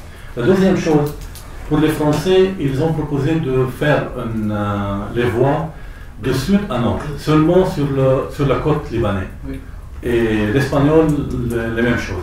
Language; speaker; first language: French; non-native, local second language; Arabic